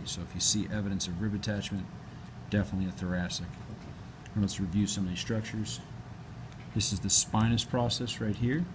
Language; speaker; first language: English; native; English